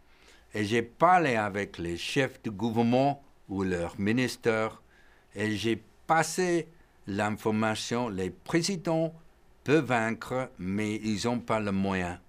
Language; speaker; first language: French; non-native, fluent; English